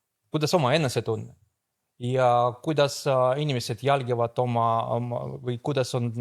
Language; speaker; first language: Estonian; non-native, fluent; Russian